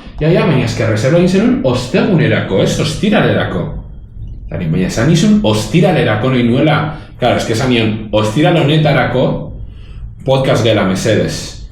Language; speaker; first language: Basque; non-native, local second language; Spanish